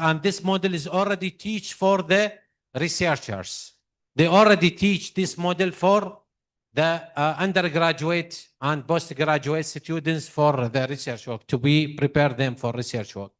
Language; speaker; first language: English; non-native, fluent; Arabic